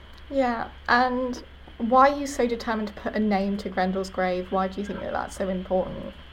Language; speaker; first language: English; native; English